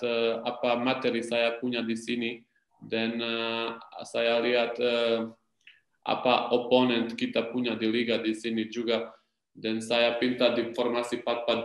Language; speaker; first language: Indonesian; non-native, learner; Serbian